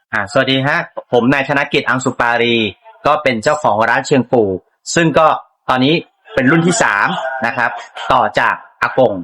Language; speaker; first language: Thai; native; Thai